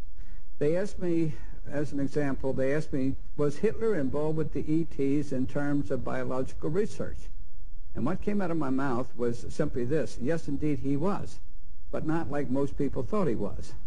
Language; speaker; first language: English; native; English